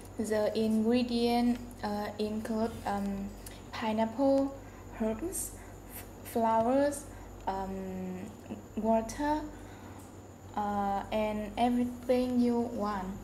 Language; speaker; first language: English; non-native, learner; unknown